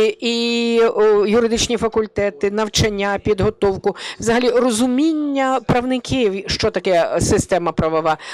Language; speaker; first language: Ukrainian; early bilingual, heritage; Ukrainian